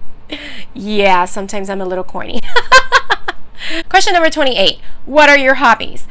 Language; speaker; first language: English; early bilingual, other home language; Spanish